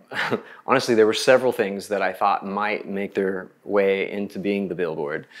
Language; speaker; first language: English; native; English